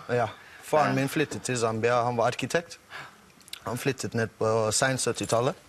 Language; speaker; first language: Norwegian; non-native, fluent; English